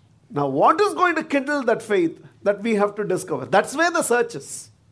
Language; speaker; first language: English; non-native, local second language; Tamil